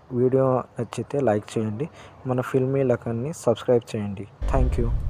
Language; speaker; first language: Telugu; non-native, learner; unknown